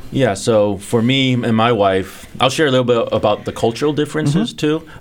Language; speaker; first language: English; early bilingual, other home language; Chinese